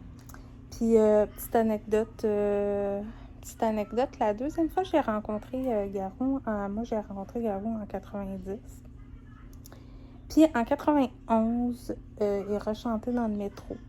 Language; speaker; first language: French; native; French